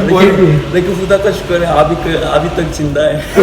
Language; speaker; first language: Hindi; non-native, learner; Korean